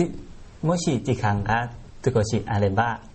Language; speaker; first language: Japanese; non-native, learner; Thai